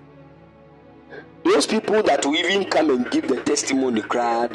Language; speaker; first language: English; non-native, local second language; Akan